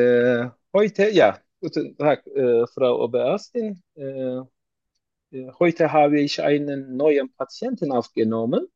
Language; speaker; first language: German; non-native, learner; Turkish